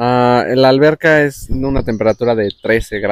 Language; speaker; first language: Spanish; native; Spanish